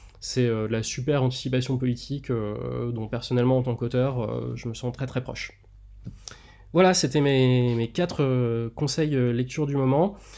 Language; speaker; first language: French; native; French